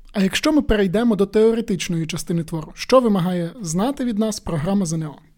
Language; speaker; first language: Ukrainian; native; Ukrainian